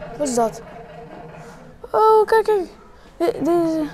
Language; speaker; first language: Dutch; early bilingual, other home language; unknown